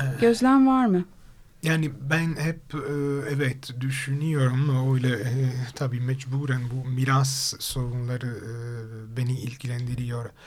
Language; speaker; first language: Turkish; non-native, fluent; Italian